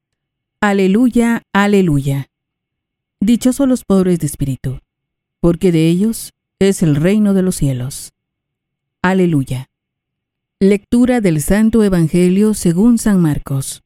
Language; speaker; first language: Spanish; native; Spanish